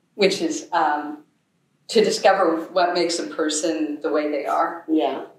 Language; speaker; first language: English; native; English